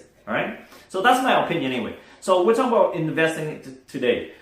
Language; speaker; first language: English; non-native, fluent; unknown